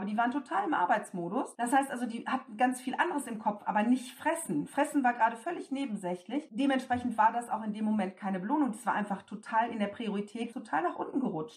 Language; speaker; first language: German; native; German